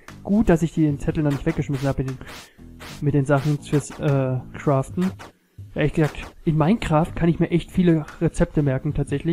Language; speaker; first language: German; native; German